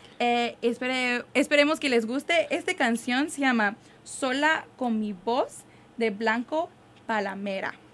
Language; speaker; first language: Spanish; early bilingual, heritage; Spanish